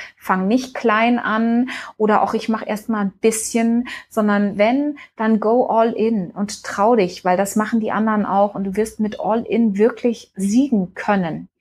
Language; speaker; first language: German; early bilingual, heritage; German